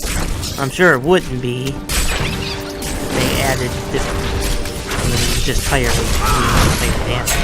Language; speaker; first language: English; native; English